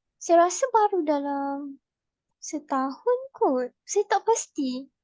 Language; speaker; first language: Malay; native; Malay